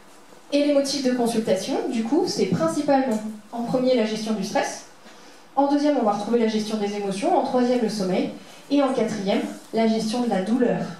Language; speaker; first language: French; native; French